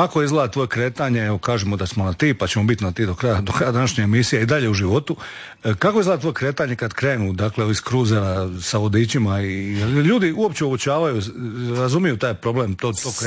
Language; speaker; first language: Serbian; native; Serbian